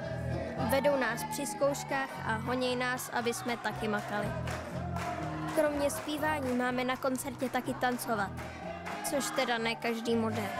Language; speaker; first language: Czech; native; Czech